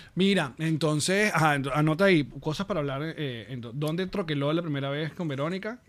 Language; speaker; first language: Spanish; native; Spanish